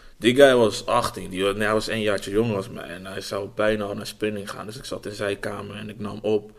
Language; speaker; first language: Dutch; native; Dutch